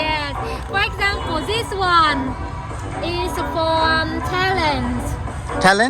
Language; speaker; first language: English; non-native, learner; Vietnamese